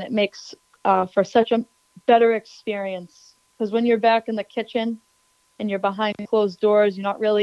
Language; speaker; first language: English; native; English